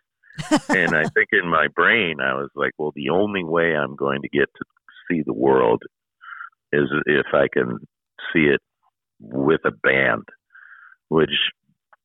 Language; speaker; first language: English; native; English